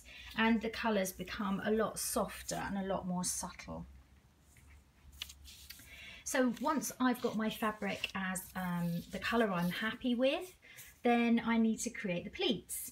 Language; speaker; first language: English; native; English